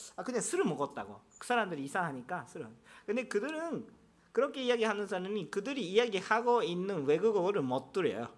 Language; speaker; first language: Korean; non-native, fluent; Japanese